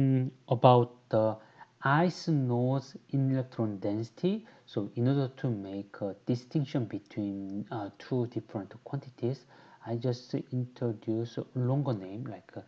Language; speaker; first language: English; non-native, fluent; Korean